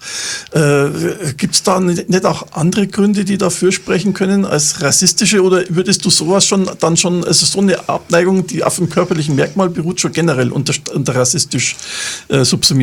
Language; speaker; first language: German; native; German